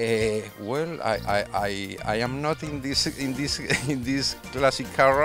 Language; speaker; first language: English; non-native, learner; Spanish